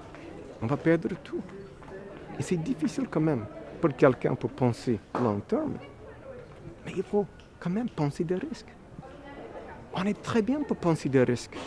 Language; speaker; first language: French; non-native, fluent; English